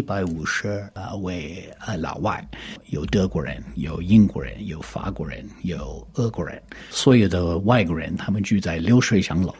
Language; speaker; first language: Chinese; non-native, fluent; English